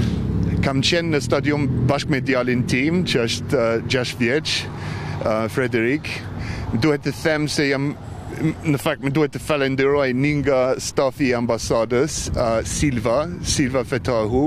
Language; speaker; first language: Albanian; non-native, fluent; English